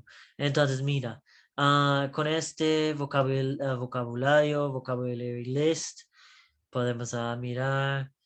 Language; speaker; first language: Spanish; non-native, learner; English